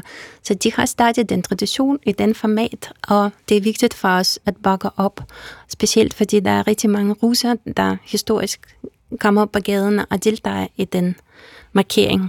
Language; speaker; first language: Danish; non-native, fluent; Russian